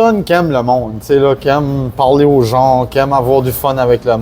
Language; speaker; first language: French; native; French